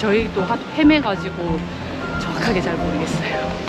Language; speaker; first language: Korean; native; Korean